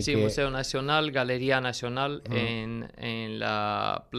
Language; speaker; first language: Spanish; non-native, learner; Armenian